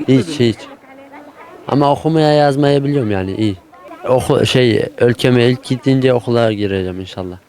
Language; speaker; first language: Turkish; early bilingual, other home language; Arabic